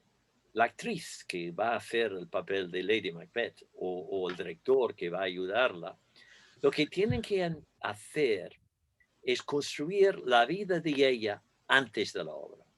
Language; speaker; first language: Spanish; non-native, fluent; English